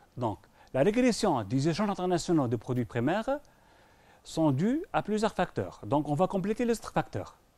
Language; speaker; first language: French; non-native, local second language; Arabic